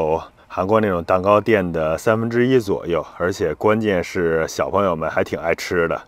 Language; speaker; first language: Chinese; native; Chinese